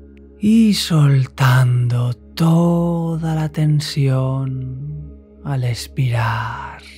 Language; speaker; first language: Spanish; native; Spanish